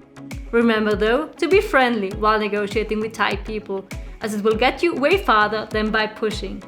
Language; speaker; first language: English; non-native, fluent; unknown